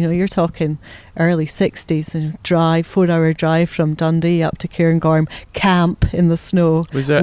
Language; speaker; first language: English; native; English